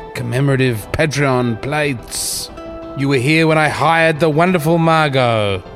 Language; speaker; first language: English; native; English